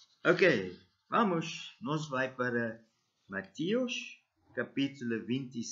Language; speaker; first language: Portuguese; non-native, learner; English